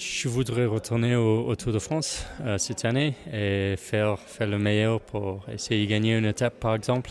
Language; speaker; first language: French; non-native, learner; English